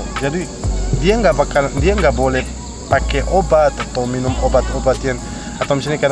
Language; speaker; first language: Indonesian; non-native, fluent; Arabic